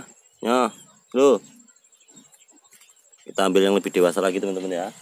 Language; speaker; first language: Malay; native; Malay